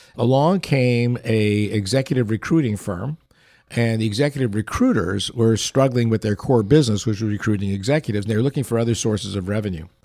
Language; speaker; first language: English; early bilingual, other home language; Yiddish